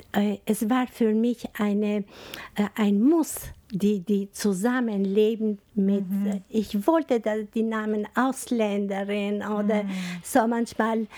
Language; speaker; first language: German; non-native, fluent; Albanian